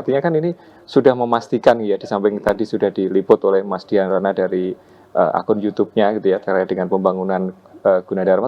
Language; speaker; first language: Indonesian; native; Indonesian